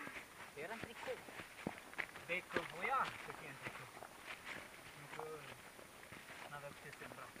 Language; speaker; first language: Romanian; native; Romanian